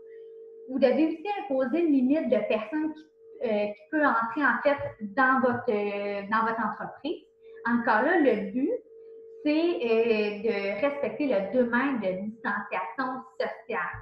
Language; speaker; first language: French; native; French